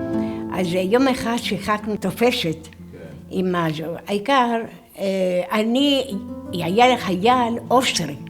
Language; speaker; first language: Hebrew; non-native, fluent; Greek